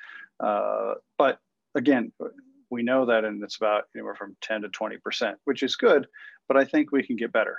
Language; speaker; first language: English; native; English